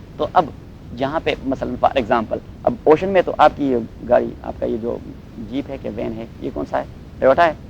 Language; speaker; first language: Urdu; non-native, local second language; Pashto